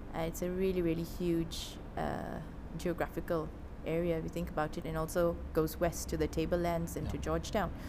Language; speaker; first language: English; non-native, local second language; Tamil